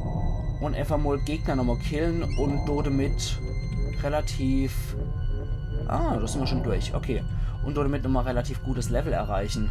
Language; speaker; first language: German; native; German